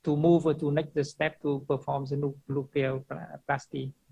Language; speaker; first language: English; non-native, fluent; Vietnamese